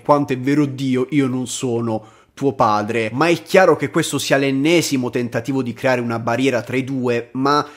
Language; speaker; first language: Italian; native; Italian